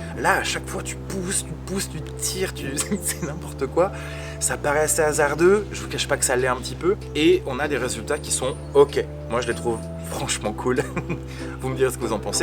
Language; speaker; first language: French; native; French